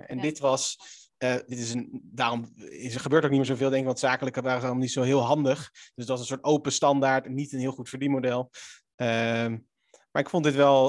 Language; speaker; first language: Dutch; native; Dutch